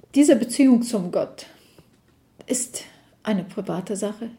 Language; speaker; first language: German; non-native, fluent; Arabic